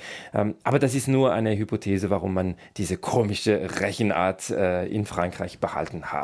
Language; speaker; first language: German; non-native, local second language; French